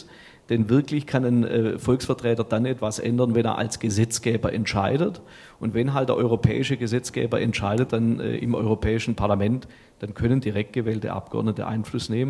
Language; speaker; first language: German; native; German